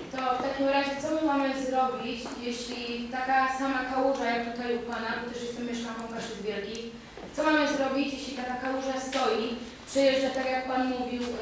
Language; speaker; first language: Polish; native; Polish